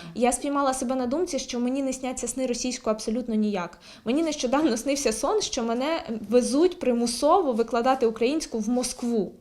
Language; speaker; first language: Ukrainian; native; Ukrainian